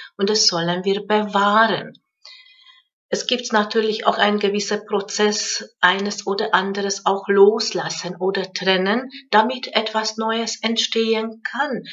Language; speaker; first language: German; non-native, fluent; Hungarian